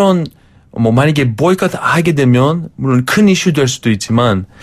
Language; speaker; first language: Korean; non-native, fluent; Greek